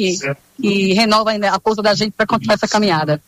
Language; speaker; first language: Portuguese; native; Portuguese